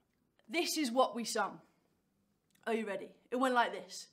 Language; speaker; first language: English; native; English